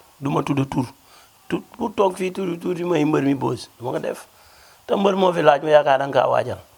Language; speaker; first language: Wolof; native; Wolof